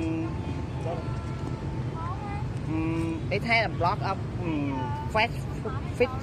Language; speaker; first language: English; non-native, learner; Vietnamese